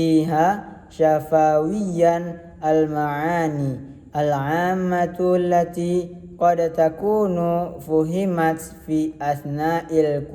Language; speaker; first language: Arabic; non-native, learner; Indonesian